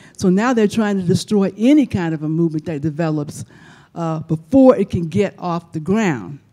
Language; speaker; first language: English; native; English